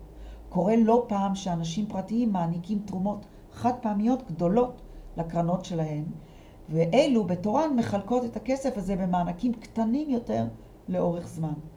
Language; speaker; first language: Hebrew; native; Hebrew